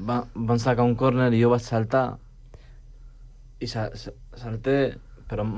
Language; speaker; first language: Catalan; non-native, local second language; Spanish